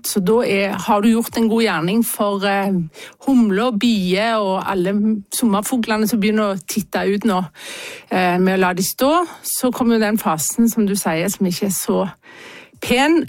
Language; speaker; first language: Norwegian; native; Norwegian